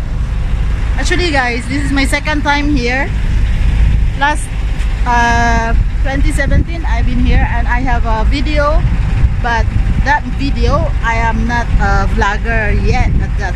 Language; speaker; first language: English; non-native, local second language; Filipino